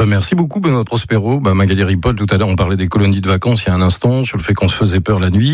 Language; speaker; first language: French; native; French